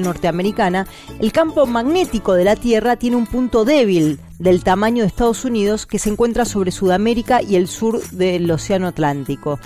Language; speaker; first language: Spanish; native; Spanish